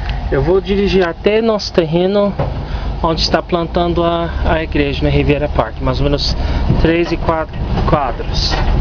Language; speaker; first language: Portuguese; non-native, fluent; English